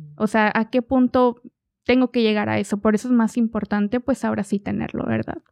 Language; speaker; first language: Spanish; native; Spanish